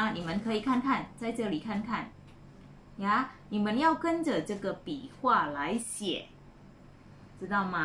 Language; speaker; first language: Chinese; non-native, fluent; Indonesian